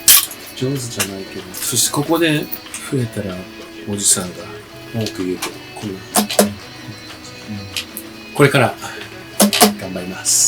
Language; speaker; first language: Japanese; non-native, fluent; English